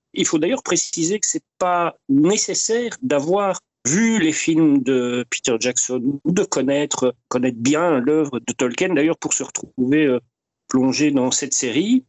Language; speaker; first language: French; native; French